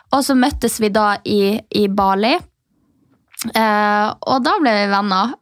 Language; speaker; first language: Norwegian; native; Norwegian